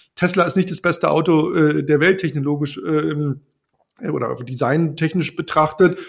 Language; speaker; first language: German; native; German